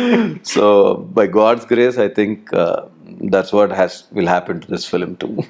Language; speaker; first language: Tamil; non-native, learner; Telugu